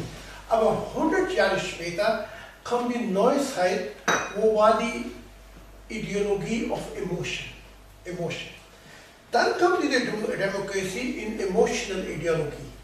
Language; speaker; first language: German; non-native, learner; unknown